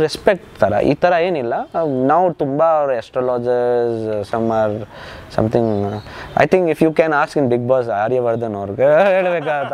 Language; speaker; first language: Kannada; non-native, learner; Nepali